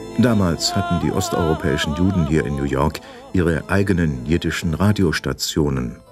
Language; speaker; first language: German; native; German